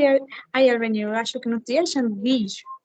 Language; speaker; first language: Portuguese; non-native, fluent; Spanish